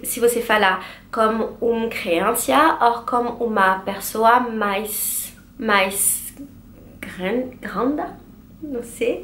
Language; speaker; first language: Portuguese; non-native, learner; French